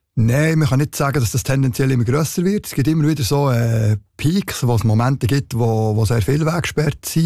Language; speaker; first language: German; native; German